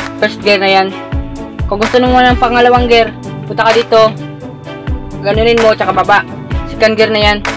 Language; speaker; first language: Filipino; non-native, local second language; Cebuano